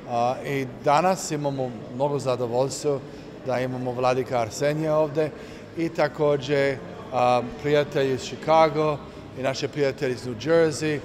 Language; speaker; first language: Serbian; non-native, learner; English